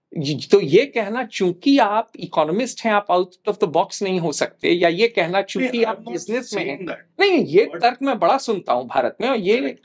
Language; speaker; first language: Hindi; native; Hindi